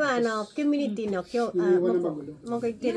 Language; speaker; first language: Japanese; non-native, learner; Filipino